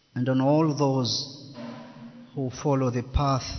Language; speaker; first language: English; non-native, local second language; Swahili